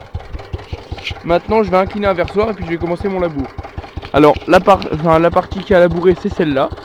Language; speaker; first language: French; native; French